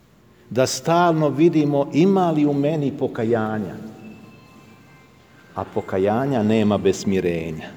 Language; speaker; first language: Serbian; native; Serbian